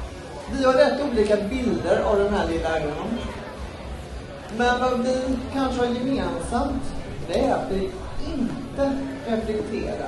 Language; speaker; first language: Swedish; native; Swedish